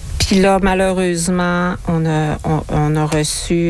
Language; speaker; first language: French; native; French